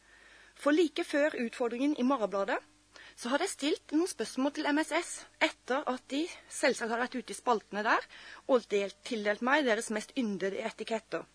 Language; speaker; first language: Norwegian; native; Norwegian